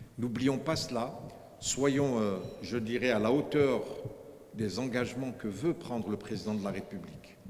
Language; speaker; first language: French; non-native, local second language; Arabic